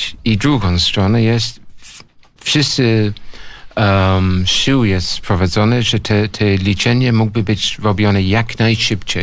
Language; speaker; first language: Polish; non-native, fluent; English